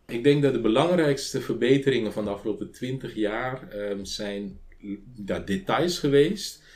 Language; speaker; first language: Dutch; non-native, local second language; Papiamento